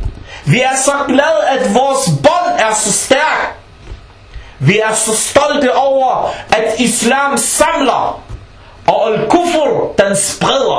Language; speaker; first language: Danish; early bilingual, other home language; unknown